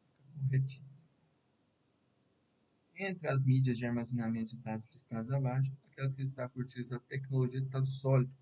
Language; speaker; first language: Portuguese; native; Portuguese